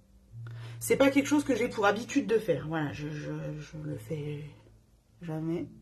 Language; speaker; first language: French; native; French